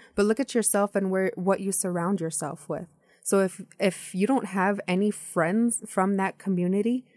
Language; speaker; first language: English; native; English